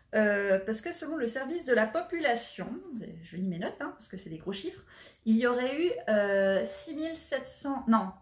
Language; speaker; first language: French; native; French